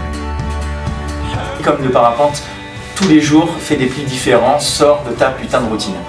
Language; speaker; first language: French; native; French